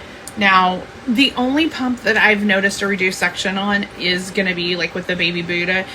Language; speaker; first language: English; native; English